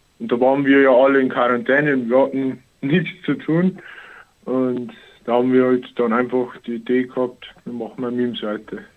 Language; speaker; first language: German; native; German